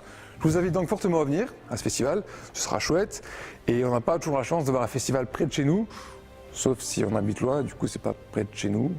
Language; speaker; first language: French; native; French